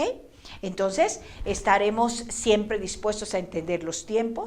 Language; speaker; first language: Spanish; native; Spanish